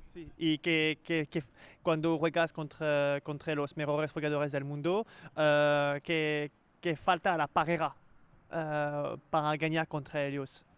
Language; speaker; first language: Spanish; non-native, learner; French